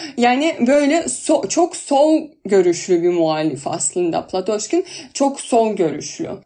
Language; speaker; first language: Turkish; non-native, fluent; Russian